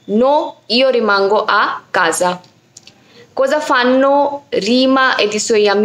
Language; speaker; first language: Italian; non-native, fluent; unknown